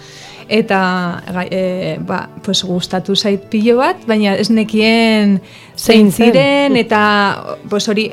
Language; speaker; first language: Basque; non-native, local second language; Spanish